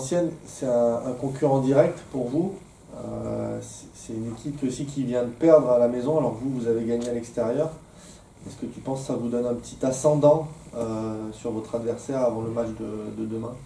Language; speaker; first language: French; native; French